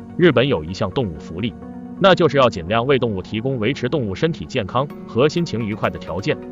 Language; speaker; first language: Chinese; native; Chinese